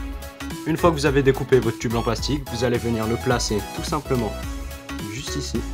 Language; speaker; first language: French; native; French